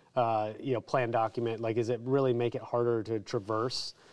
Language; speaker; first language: English; native; English